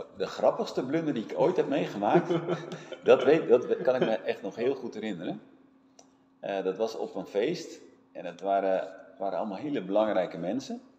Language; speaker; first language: Dutch; native; Dutch